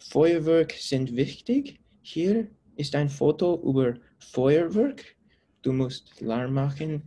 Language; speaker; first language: German; non-native, learner; English